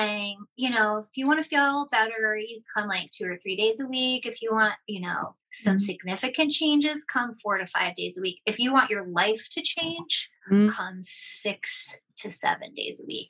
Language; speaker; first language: English; native; English